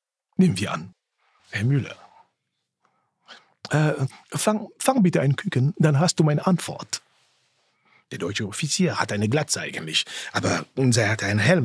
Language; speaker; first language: German; non-native, fluent; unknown